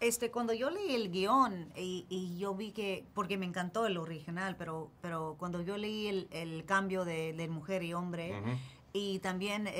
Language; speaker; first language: Spanish; non-native, fluent; English